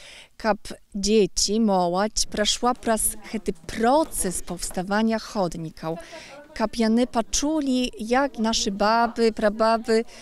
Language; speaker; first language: Polish; non-native, local second language; Belarusian